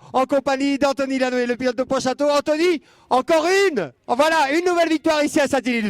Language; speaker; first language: French; native; French